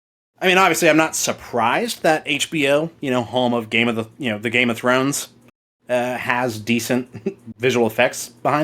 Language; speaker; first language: English; native; English